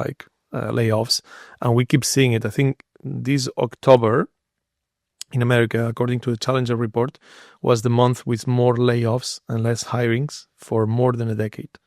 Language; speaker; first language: English; non-native, fluent; Spanish